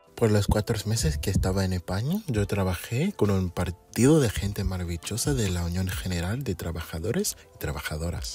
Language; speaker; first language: Spanish; non-native, fluent; English